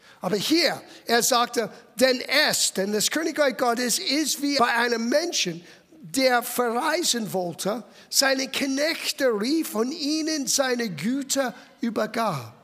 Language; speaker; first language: German; non-native, fluent; English